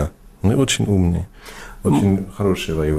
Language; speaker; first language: Russian; non-native, fluent; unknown